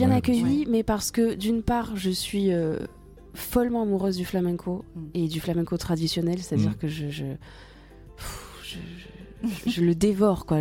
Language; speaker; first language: French; native; French